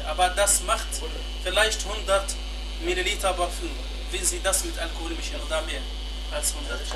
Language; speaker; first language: German; non-native, fluent; Arabic